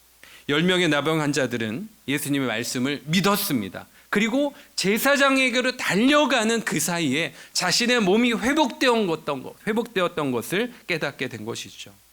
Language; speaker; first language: Korean; native; Korean